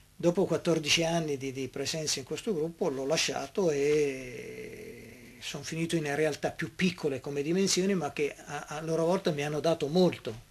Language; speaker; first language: Italian; native; Italian